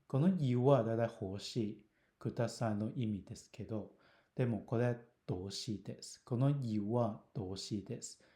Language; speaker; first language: Japanese; non-native, fluent; Cantonese